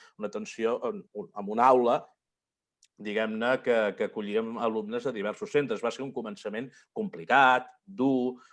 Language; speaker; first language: Catalan; native; Catalan